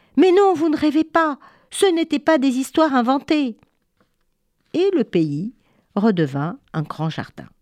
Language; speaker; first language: French; native; French